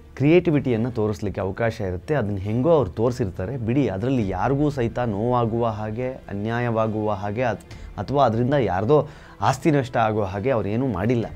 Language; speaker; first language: Kannada; non-native, local second language; Tulu